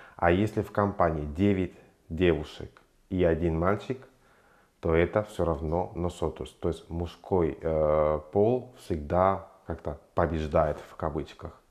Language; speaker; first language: Russian; non-native, fluent; Spanish